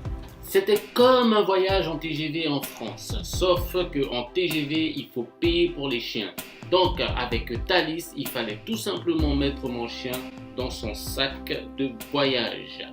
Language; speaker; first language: French; non-native, fluent; Japanese